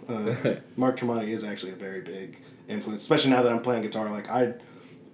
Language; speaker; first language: English; native; English